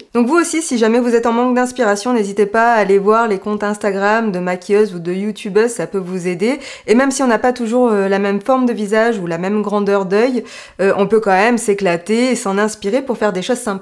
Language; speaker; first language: French; native; French